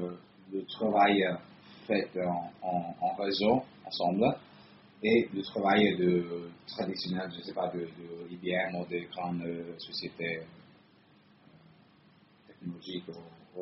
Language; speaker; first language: French; non-native, fluent; Italian